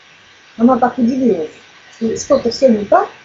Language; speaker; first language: Russian; native; Russian